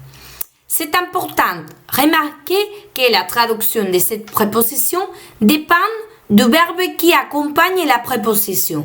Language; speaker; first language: French; non-native, fluent; Spanish